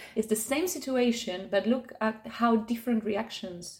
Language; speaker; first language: English; non-native, fluent; Spanish